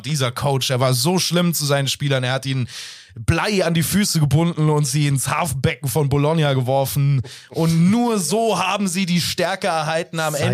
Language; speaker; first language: German; native; German